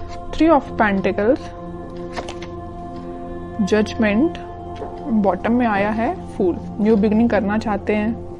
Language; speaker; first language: Hindi; native; Hindi